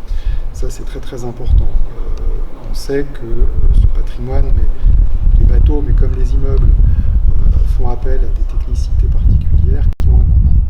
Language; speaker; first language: French; native; French